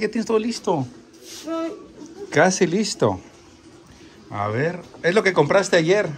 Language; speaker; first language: Spanish; native; Spanish